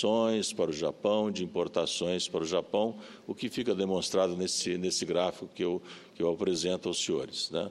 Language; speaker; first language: Portuguese; native; Portuguese